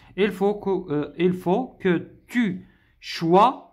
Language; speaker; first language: French; non-native, local second language; Arabic